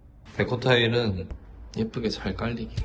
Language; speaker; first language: Korean; native; Korean